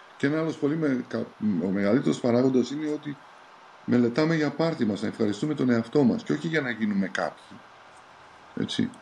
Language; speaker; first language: Greek; early bilingual, heritage; Greek